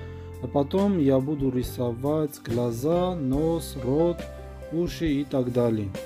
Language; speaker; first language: Russian; non-native, fluent; Armenian